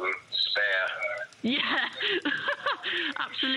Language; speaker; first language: English; native; English